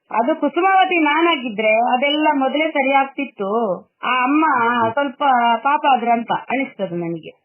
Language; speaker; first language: Kannada; native; Kannada